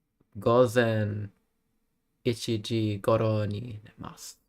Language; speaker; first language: Japanese; non-native, learner; English